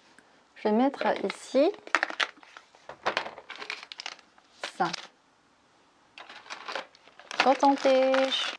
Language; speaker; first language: French; non-native, fluent; Korean